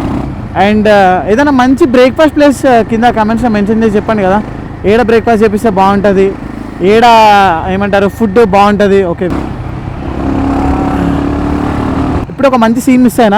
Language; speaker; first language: Telugu; native; Telugu